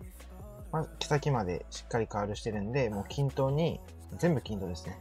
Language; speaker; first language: Japanese; native; Japanese